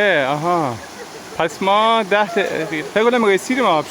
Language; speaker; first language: Persian; native; Persian